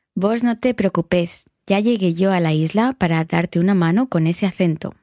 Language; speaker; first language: English; non-native, fluent; Spanish